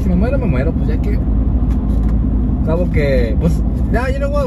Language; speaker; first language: Spanish; early bilingual, heritage; Spanish